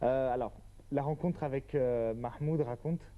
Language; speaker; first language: French; native; French